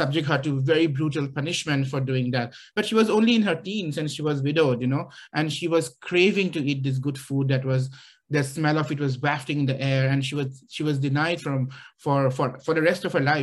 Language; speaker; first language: English; non-native, local second language; Assamese